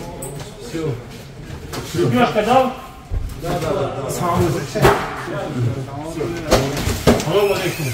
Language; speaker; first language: Russian; non-native, learner; Tajik